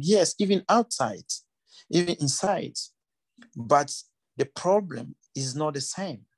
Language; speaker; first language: English; non-native, learner; French